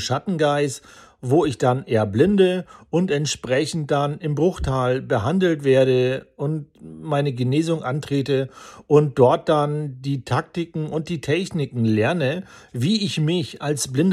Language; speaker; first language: German; native; German